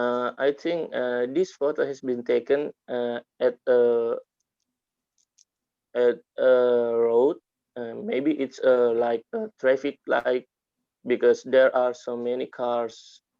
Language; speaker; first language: English; non-native, learner; Indonesian